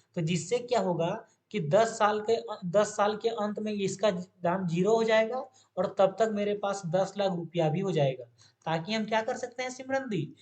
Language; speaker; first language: Hindi; native; Hindi